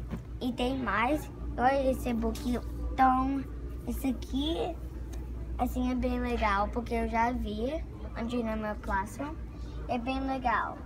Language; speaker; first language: Portuguese; early bilingual, heritage; Portuguese